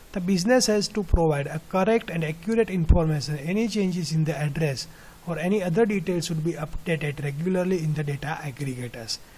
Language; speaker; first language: English; non-native, local second language; Gujarati